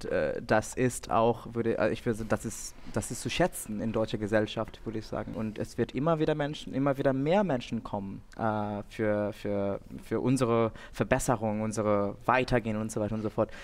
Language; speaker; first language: German; non-native, fluent; Bangla